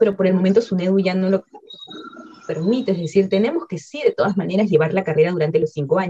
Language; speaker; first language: Spanish; native; Spanish